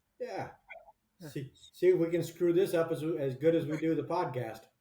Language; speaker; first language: English; native; English